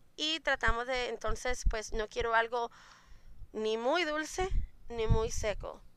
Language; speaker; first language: Spanish; native; Spanish